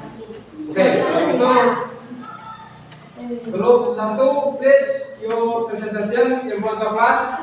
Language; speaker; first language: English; non-native, learner; Indonesian